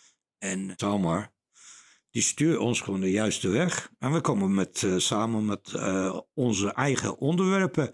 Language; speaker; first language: Dutch; non-native, learner; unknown